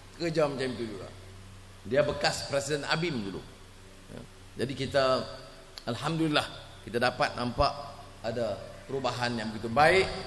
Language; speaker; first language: Malay; native; Malay